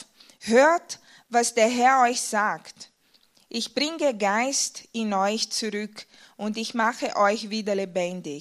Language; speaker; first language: German; non-native, fluent; Portuguese